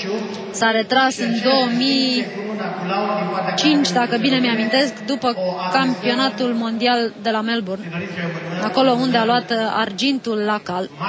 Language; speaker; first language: Romanian; native; Romanian